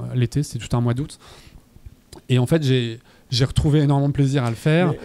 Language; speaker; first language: French; native; French